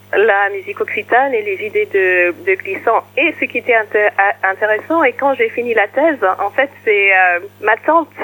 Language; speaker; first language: French; early bilingual, other home language; English